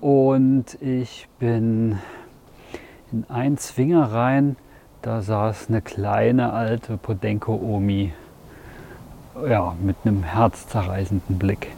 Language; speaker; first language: German; native; German